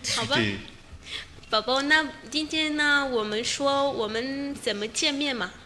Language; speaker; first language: Chinese; non-native, fluent; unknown